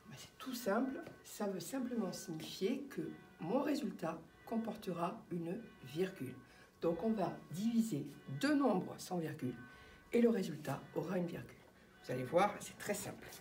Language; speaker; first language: French; native; French